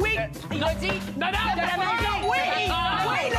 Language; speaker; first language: French; native; French